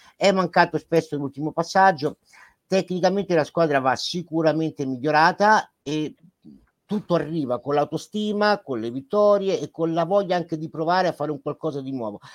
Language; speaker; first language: Italian; native; Italian